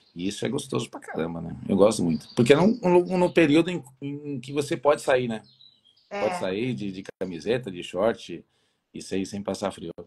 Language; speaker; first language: Portuguese; native; Portuguese